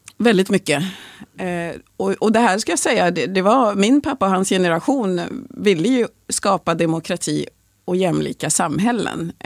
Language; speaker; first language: Swedish; early bilingual, other home language; Swahili